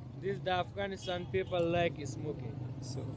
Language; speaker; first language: English; non-native, learner; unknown